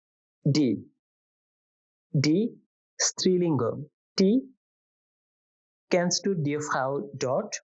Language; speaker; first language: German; non-native, fluent; Bangla